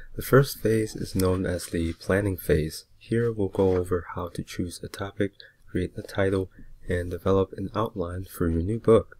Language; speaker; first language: English; native; English